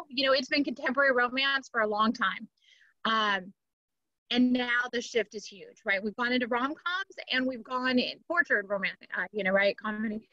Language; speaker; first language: English; native; English